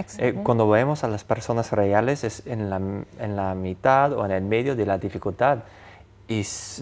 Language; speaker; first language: Spanish; non-native, fluent; English